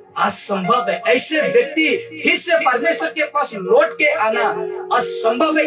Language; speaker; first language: Hindi; non-native, local second language; Odia